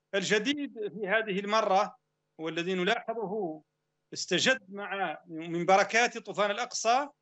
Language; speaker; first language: Arabic; native; Arabic